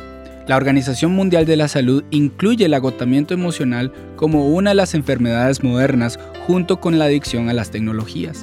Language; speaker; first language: Spanish; native; Spanish